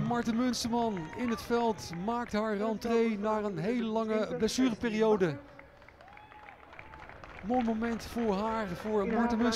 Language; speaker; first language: Dutch; native; Dutch